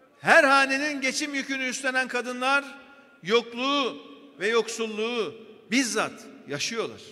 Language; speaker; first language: Turkish; native; Turkish